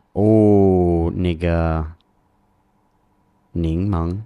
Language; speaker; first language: Chinese; non-native, learner; English